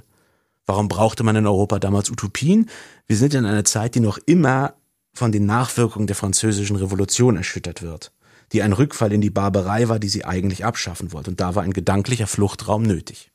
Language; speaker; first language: German; native; German